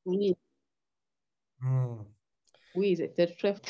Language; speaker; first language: French; non-native, learner; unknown